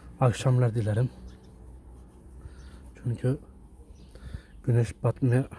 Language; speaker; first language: Turkish; early bilingual, heritage; Turkish